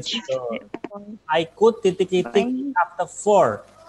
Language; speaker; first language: English; non-native, fluent; Indonesian